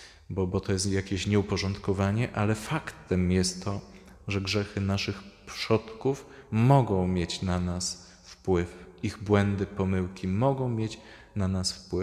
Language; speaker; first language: Polish; native; Polish